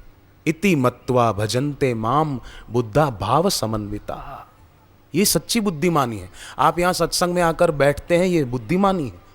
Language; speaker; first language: Hindi; native; Hindi